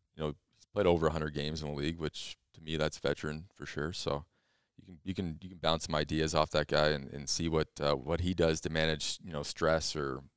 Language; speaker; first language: English; native; English